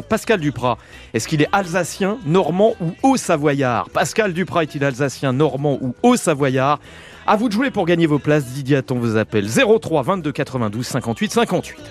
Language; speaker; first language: French; native; French